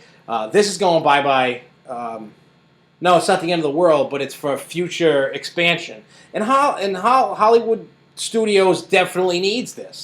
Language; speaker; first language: English; native; English